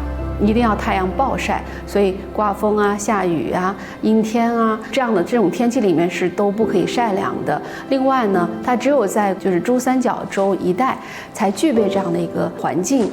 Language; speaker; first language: Chinese; native; Chinese